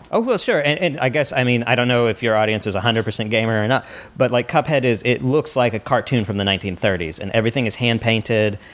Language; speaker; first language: English; native; English